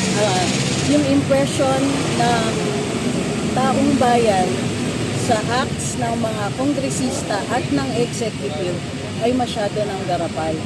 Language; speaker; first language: Filipino; native; Filipino